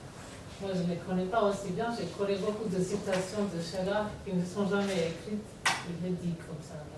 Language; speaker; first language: French; non-native, fluent; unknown